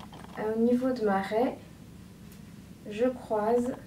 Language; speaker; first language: French; native; French